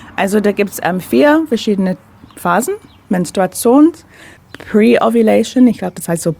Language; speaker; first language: German; non-native, fluent; English